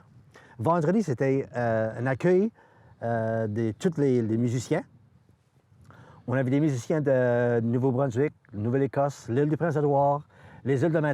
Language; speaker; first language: French; native; French